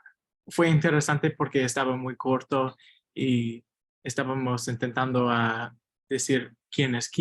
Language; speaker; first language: Spanish; non-native, learner; English